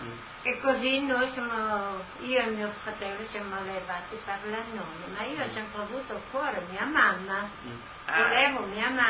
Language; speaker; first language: Italian; non-native, local second language; Friulian